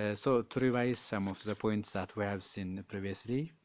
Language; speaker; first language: English; non-native, local second language; Amharic